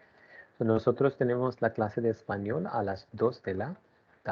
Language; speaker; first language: Spanish; non-native, learner; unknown